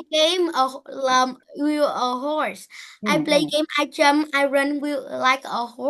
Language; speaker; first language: English; non-native, learner; Vietnamese